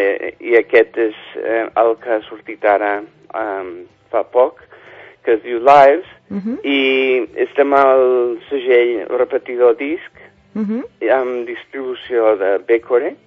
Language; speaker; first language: Catalan; non-native, fluent; English